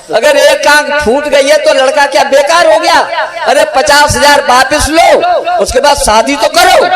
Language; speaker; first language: Hindi; native; Hindi